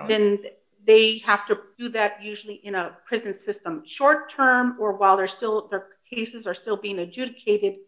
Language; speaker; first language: English; early bilingual, other home language; Spanish